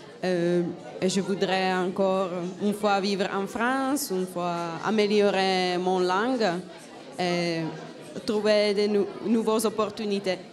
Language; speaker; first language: French; non-native, fluent; Czech